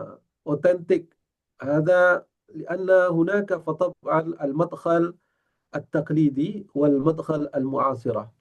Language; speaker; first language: Arabic; non-native, fluent; Indonesian